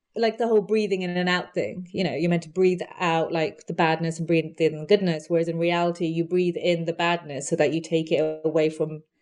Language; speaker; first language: English; native; English